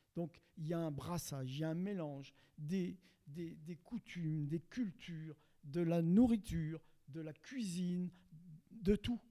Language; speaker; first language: French; native; French